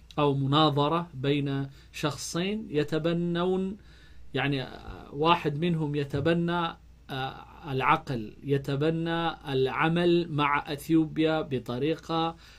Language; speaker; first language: Arabic; non-native, fluent; Amharic